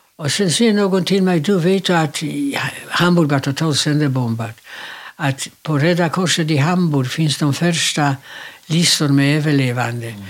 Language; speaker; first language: Swedish; non-native, fluent; Polish